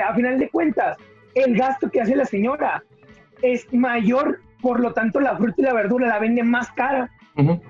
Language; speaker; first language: Spanish; native; Spanish